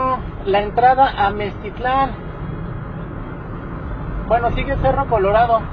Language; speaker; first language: Spanish; native; Spanish